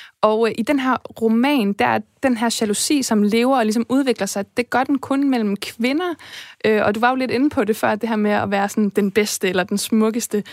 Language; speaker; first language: Danish; native; Danish